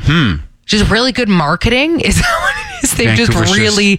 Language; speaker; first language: English; native; English